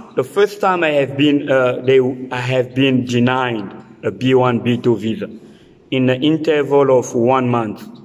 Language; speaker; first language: English; non-native, fluent; French